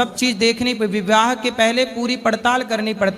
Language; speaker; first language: Hindi; native; Hindi